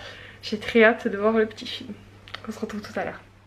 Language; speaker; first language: French; native; French